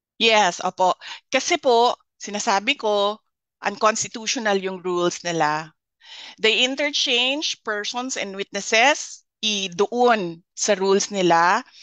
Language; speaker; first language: Filipino; non-native, local second language; Cebuano